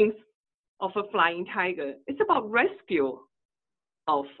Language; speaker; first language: English; non-native, fluent; Chinese